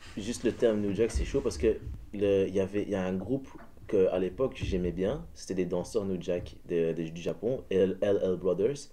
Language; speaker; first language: French; early bilingual, other home language; Dutch